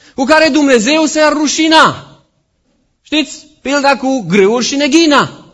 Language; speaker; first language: Romanian; native; Romanian